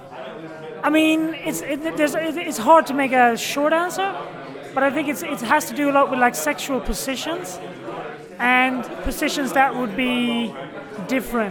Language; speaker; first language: English; non-native, fluent; Swedish